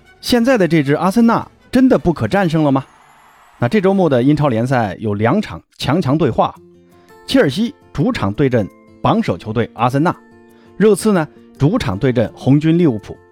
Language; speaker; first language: Chinese; native; Chinese